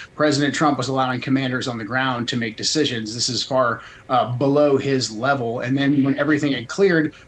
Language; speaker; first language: English; native; English